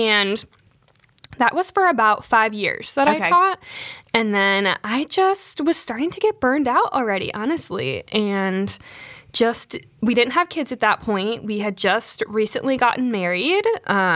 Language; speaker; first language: English; native; English